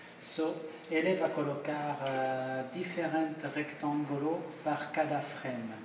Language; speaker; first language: Portuguese; non-native, learner; French